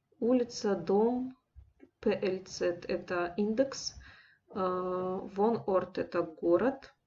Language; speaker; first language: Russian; native; Russian